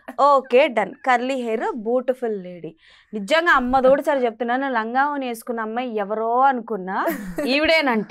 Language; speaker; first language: Telugu; native; Telugu